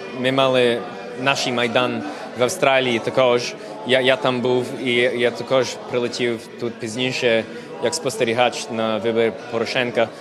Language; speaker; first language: Ukrainian; early bilingual, heritage; Ukrainian